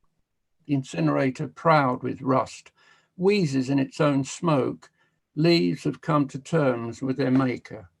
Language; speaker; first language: English; native; English